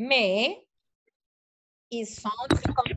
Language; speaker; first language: French; non-native, fluent; Arabic